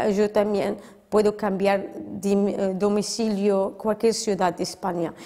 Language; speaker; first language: Spanish; non-native, fluent; Arabic